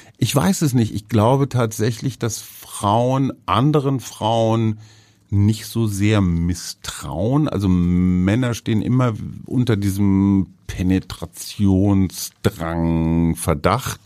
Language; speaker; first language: German; native; German